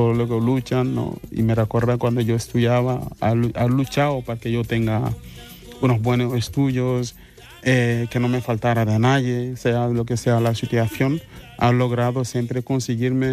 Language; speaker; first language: Spanish; non-native, fluent; Mandingo